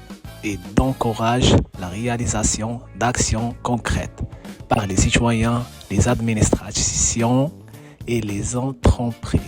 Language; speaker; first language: French; non-native, learner; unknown